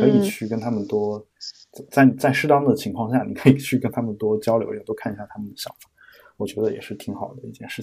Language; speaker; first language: Chinese; native; Chinese